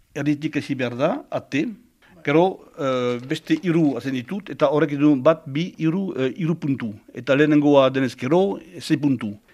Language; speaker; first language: Basque; non-native, local second language; French